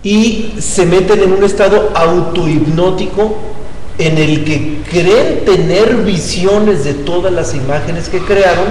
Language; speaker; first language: Spanish; native; Spanish